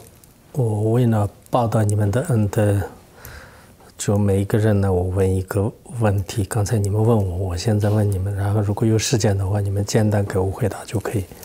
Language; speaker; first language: Chinese; non-native, local second language; Tibetan